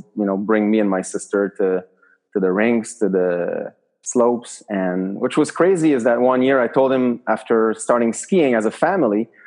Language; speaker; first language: English; native; English